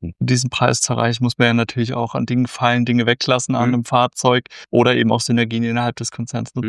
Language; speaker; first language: German; native; German